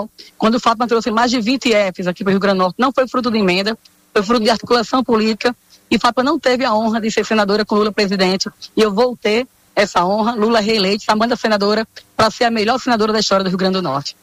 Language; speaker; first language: Portuguese; native; Portuguese